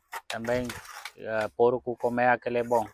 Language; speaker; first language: Portuguese; non-native, local second language; Vietnamese